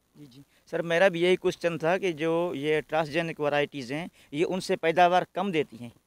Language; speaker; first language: Urdu; non-native, local second language; Sindhi